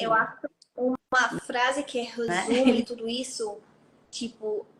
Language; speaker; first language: Portuguese; non-native, fluent; Hebrew